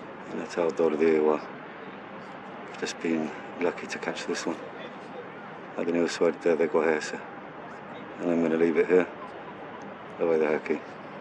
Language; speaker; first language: English; non-native, local second language; Spanish